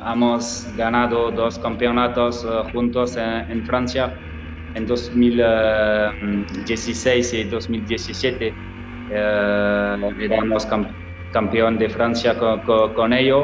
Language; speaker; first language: Spanish; non-native, learner; French